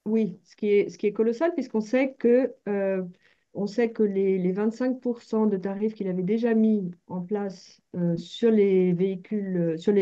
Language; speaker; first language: French; native; French